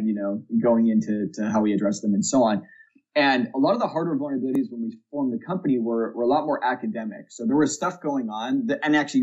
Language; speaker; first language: English; native; English